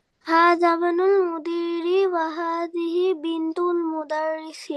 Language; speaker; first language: Arabic; non-native, learner; Bangla